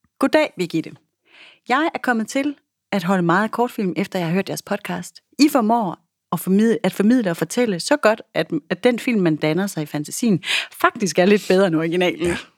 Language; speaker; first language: Danish; native; Danish